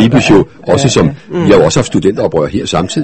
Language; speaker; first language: Danish; native; Danish